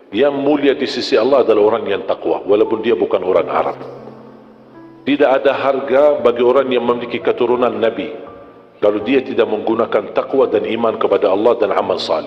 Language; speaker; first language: Indonesian; non-native, fluent; Arabic